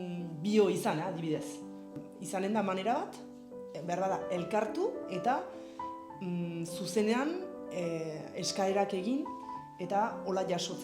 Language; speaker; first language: Basque; native; Basque